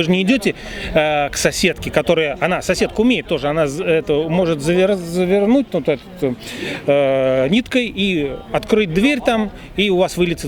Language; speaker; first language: Russian; native; Russian